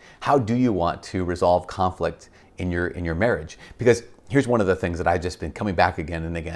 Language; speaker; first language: English; native; English